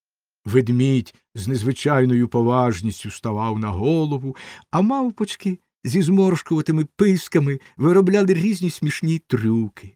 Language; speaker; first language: Ukrainian; native; Ukrainian